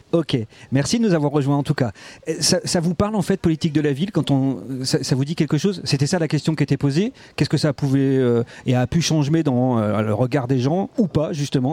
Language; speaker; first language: French; native; French